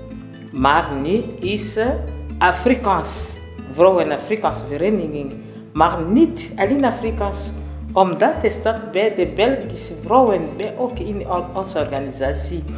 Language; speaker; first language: Dutch; non-native, learner; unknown